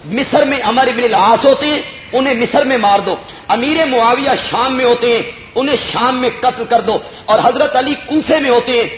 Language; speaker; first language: Urdu; non-native, local second language; Punjabi